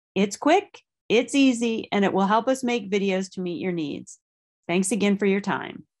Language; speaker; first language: English; native; English